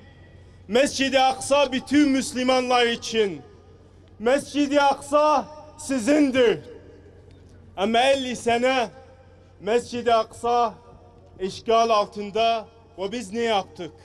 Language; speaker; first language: Turkish; non-native, fluent; Arabic